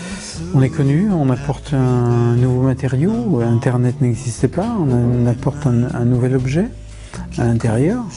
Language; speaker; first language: French; native; French